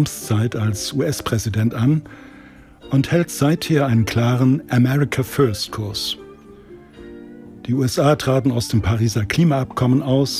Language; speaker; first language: German; native; German